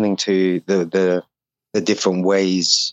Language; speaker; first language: English; native; English